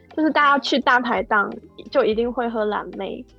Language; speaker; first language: Chinese; native; Chinese